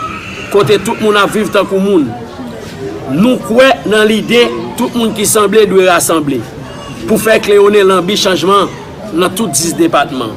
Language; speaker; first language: Haitian Creole; native; Haitian Creole